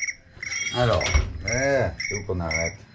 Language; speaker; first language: French; native; French